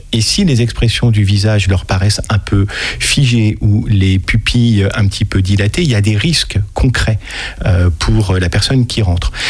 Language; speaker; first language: French; native; French